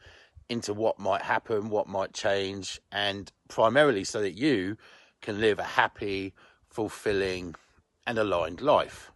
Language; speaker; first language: English; native; English